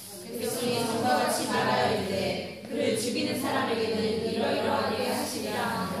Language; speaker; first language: Korean; native; Korean